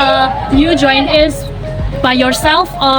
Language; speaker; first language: English; non-native, learner; Indonesian